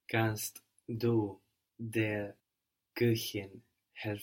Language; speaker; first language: German; non-native, learner; English